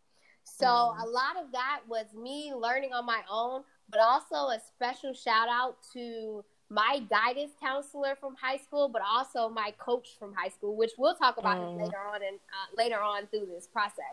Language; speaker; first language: English; early bilingual, other home language; Fula